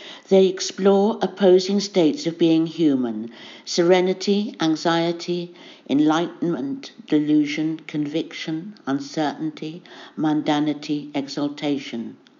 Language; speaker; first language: English; native; English